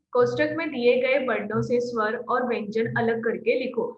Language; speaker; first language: Hindi; non-native, local second language; Marathi